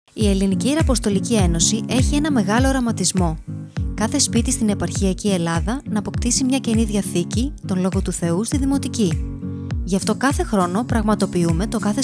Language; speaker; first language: Greek; native; Greek